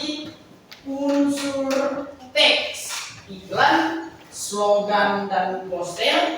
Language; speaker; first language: Indonesian; native; Indonesian